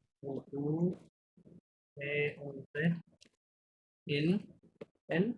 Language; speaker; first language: French; non-native, fluent; Bangla